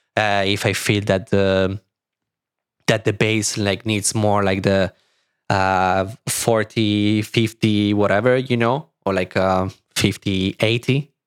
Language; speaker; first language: English; non-native, fluent; Italian